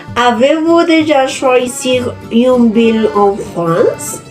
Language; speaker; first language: French; non-native, learner; Spanish